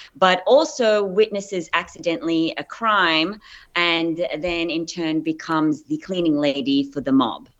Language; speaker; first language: English; native; English